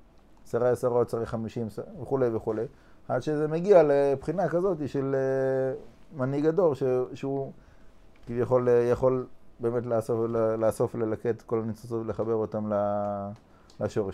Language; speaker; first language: Hebrew; non-native, fluent; English